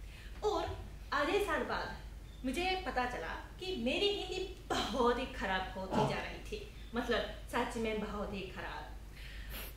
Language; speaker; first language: Hindi; non-native, fluent; Japanese